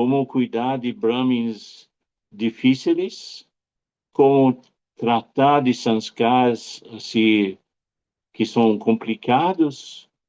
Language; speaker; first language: Spanish; non-native, fluent; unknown